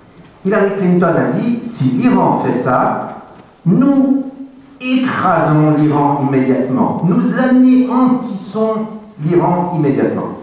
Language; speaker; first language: French; native; French